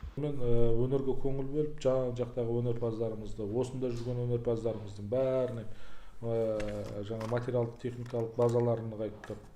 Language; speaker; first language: Kazakh; native; Kazakh